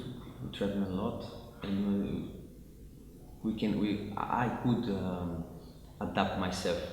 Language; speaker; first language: English; non-native, fluent; Portuguese